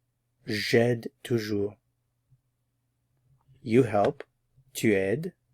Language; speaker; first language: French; non-native, fluent; English